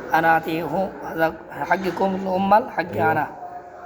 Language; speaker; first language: Arabic; non-native, learner; Bangla